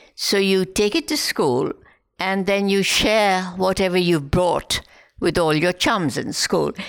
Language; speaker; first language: English; non-native, local second language; Hindi